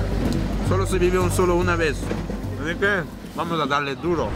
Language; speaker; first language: Spanish; non-native, fluent; Arabic